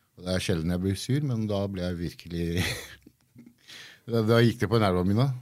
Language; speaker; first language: Norwegian; early bilingual, other home language; Kurdish